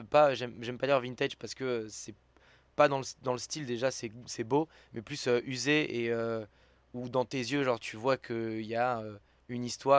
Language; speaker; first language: French; native; French